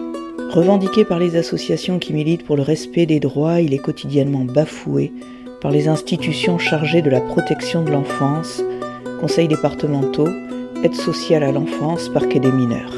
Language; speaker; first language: French; native; French